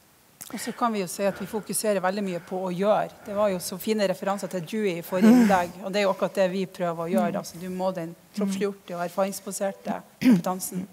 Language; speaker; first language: Norwegian; native; Norwegian